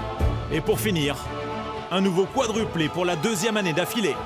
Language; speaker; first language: French; native; French